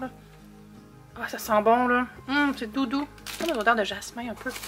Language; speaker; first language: French; native; French